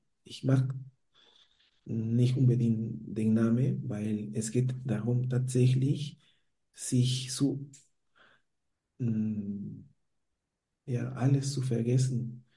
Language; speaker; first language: German; non-native, fluent; Spanish